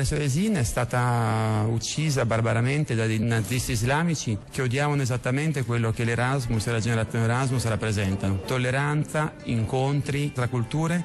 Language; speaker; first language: Italian; native; Italian